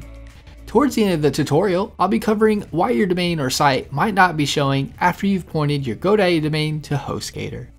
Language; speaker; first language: English; native; English